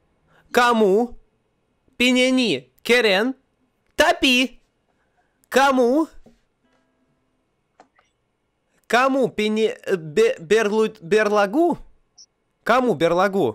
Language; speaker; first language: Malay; non-native, learner; Russian